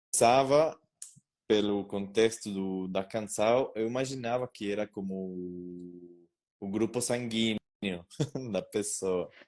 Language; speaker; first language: Portuguese; non-native, learner; Spanish